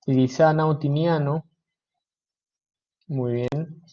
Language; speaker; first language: Spanish; native; Spanish